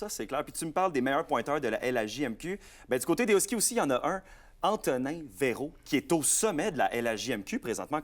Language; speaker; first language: French; native; French